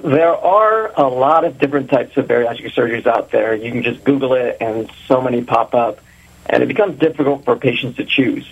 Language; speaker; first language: English; native; English